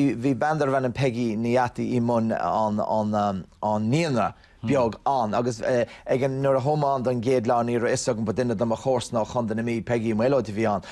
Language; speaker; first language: Irish; non-native, local second language; English